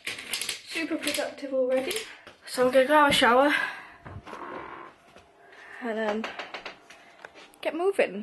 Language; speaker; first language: English; native; English